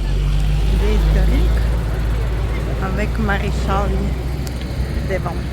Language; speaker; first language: French; non-native, learner; Russian